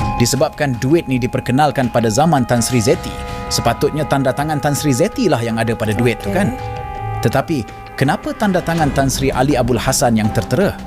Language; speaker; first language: Malay; native; Malay